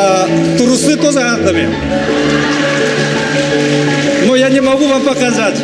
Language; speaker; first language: Russian; non-native, learner; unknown